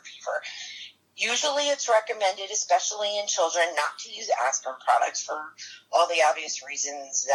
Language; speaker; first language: English; native; English